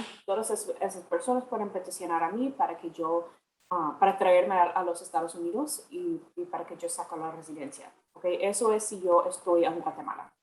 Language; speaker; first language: Spanish; non-native, fluent; English